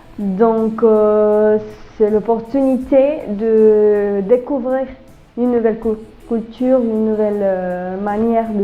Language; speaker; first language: French; non-native, learner; Spanish